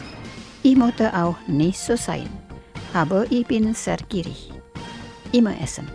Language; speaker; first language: German; non-native, fluent; Indonesian